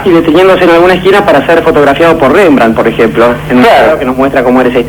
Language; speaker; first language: Spanish; native; Spanish